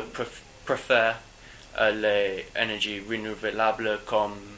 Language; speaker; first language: French; non-native, learner; English